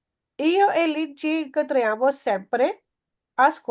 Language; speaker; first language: Italian; non-native, fluent; Urdu